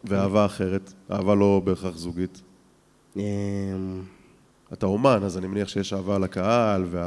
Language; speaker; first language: Hebrew; native; Hebrew